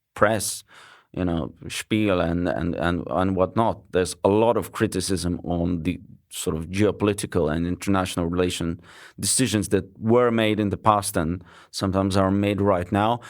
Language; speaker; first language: English; non-native, fluent; Lithuanian